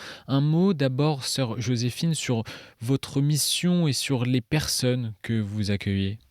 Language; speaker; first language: French; native; French